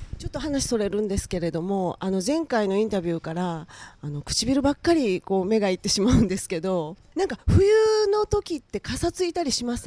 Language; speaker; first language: Japanese; native; Japanese